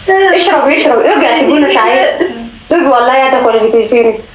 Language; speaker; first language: Arabic; native; Arabic